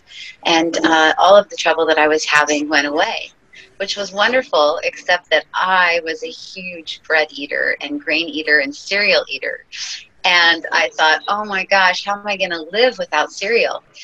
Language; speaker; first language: English; native; English